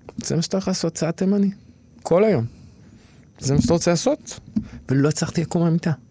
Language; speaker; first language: Hebrew; native; Hebrew